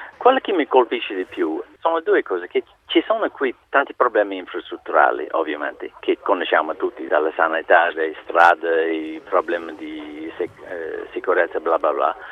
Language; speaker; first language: Italian; non-native, fluent; English